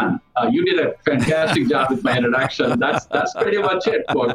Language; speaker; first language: English; non-native, local second language; Telugu